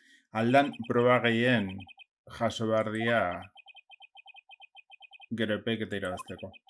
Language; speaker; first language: Basque; non-native, local second language; Spanish